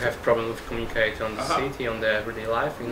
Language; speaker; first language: English; non-native, learner; Polish